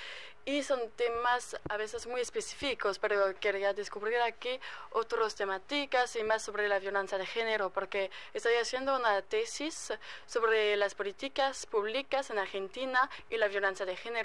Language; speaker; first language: Spanish; non-native, fluent; French